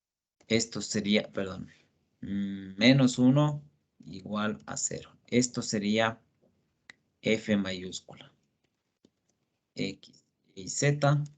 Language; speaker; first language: Spanish; native; Spanish